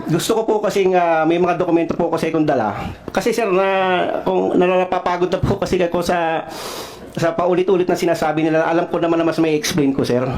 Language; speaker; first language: Filipino; non-native, local second language; Cebuano